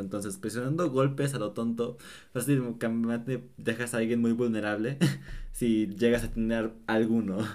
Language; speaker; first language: Spanish; native; Spanish